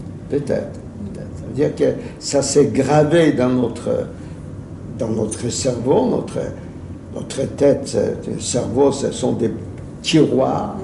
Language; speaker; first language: French; non-native, fluent; Yiddish